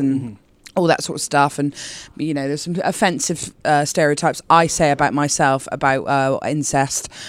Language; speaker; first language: English; native; English